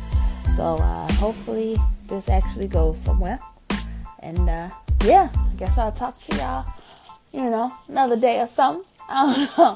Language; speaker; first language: English; native; English